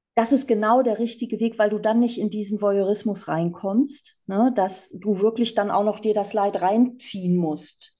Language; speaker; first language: German; native; German